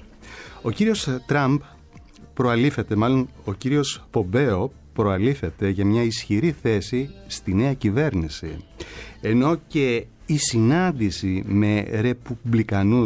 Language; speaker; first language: Greek; native; Greek